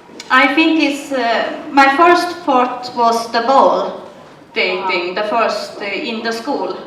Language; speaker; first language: English; non-native, learner; Swedish